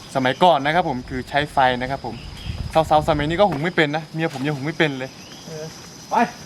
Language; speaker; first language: Thai; non-native, local second language; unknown